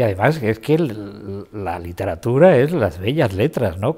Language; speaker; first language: Spanish; native; Spanish